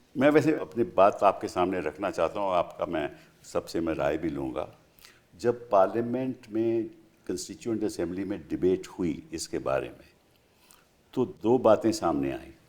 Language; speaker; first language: Hindi; native; Hindi